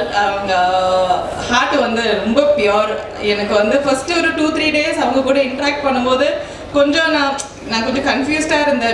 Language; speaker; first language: Tamil; non-native, local second language; Malayalam